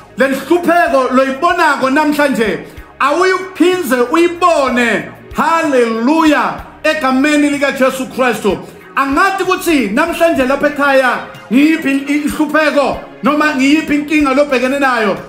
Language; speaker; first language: Zulu; non-native, local second language; Swati